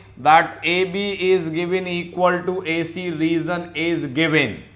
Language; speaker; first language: English; non-native, local second language; Hindi